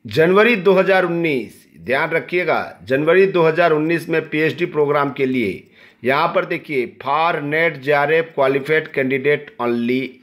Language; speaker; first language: Hindi; native; Hindi